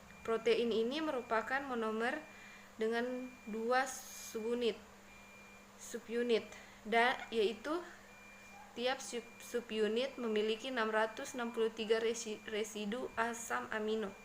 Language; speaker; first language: Indonesian; native; Indonesian